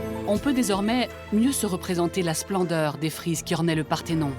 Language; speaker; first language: French; native; French